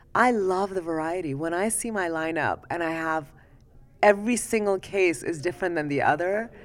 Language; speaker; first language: English; early bilingual, other home language; Persian